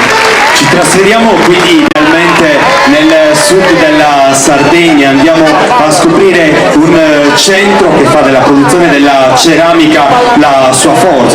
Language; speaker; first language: Italian; native; Italian